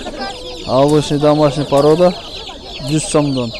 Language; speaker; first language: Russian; non-native, local second language; Kyrgyz